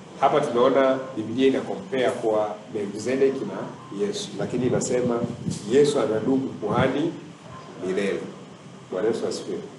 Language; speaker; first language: Swahili; native; Swahili